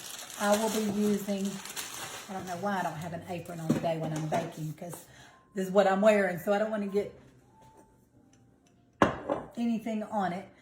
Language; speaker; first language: English; native; English